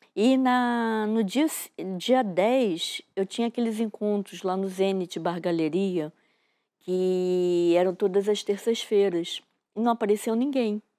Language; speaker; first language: Portuguese; native; Portuguese